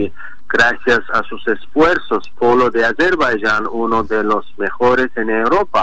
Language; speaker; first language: Spanish; non-native, learner; Azerbaijani